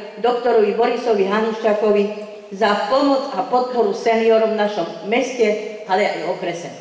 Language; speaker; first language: Slovak; native; Slovak